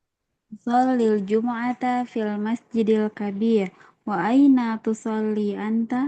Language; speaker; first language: Arabic; non-native, learner; Indonesian